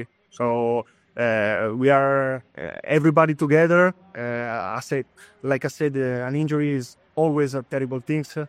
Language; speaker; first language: English; non-native, fluent; Italian